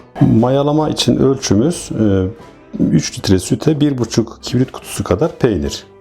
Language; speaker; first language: Turkish; native; Turkish